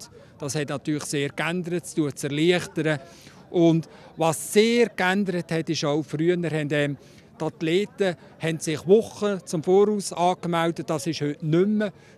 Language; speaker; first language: German; native; German